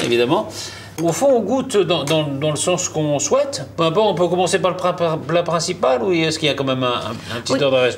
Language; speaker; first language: French; native; French